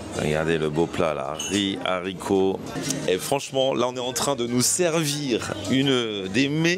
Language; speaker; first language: French; native; French